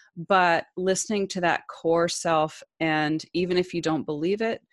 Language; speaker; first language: English; native; English